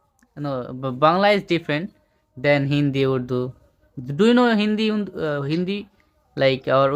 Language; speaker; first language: English; non-native, fluent; Bangla